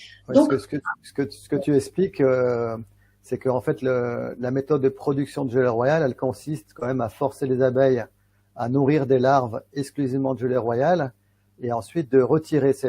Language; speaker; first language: French; native; French